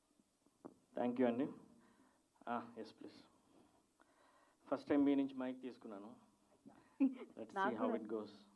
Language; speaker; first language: Telugu; native; Telugu